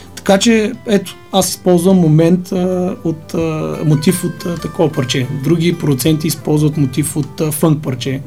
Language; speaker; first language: Bulgarian; native; Bulgarian